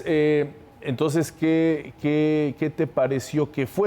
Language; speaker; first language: Spanish; native; Spanish